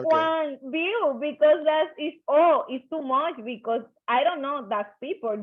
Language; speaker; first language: English; non-native, learner; Spanish